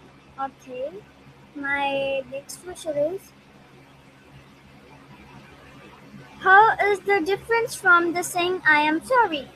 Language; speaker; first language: English; non-native, learner; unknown